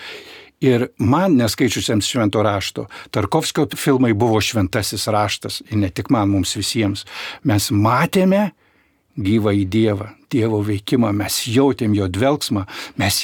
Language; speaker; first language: Lithuanian; native; Lithuanian